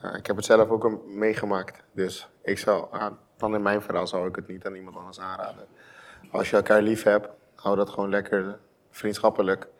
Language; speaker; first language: Dutch; non-native, local second language; Papiamento